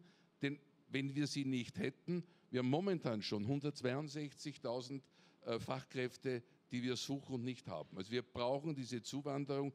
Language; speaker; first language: German; native; German